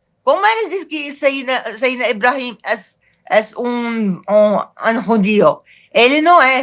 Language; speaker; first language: Portuguese; non-native, fluent; Arabic